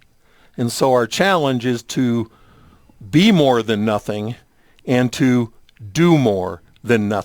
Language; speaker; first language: English; native; English